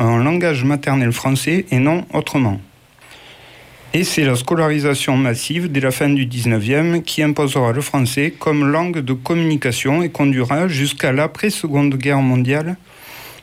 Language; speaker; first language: French; native; French